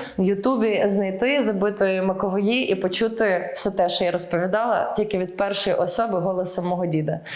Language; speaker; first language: Ukrainian; early bilingual, heritage; Ukrainian